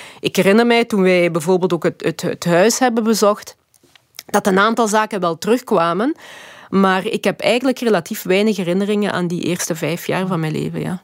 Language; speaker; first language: Dutch; early bilingual, other home language; Lingala